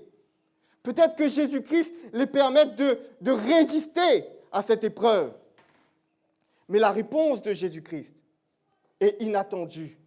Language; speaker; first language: French; native; French